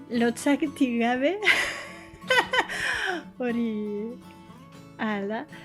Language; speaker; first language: Basque; non-native, learner; French